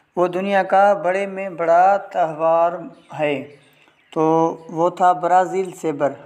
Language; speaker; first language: Urdu; non-native, local second language; Sindhi